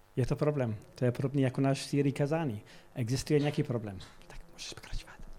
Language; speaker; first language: Czech; non-native, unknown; English